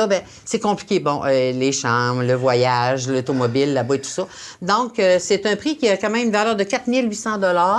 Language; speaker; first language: French; native; French